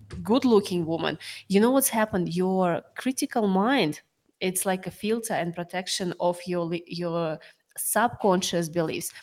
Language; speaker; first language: English; non-native, fluent; Russian